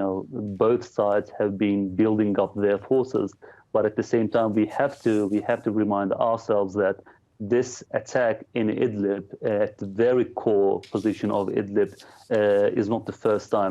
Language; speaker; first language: English; non-native, fluent; Turkish